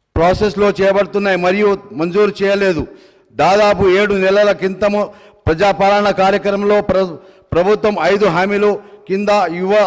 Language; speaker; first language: Telugu; non-native, local second language; Urdu